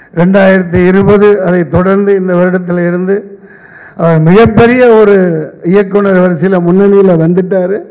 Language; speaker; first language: Tamil; native; Tamil